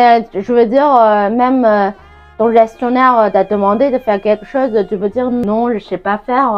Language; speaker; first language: French; non-native, fluent; Chinese